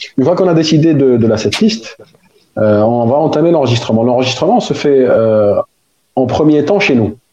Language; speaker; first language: French; non-native, local second language; Arabic